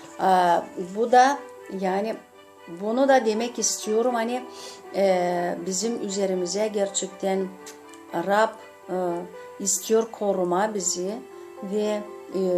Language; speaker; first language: Turkish; non-native, fluent; Gagauz